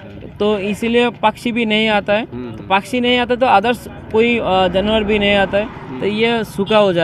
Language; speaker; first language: Hindi; non-native, learner; Bangla